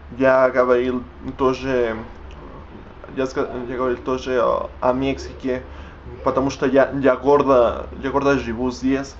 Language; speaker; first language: Russian; non-native, learner; Spanish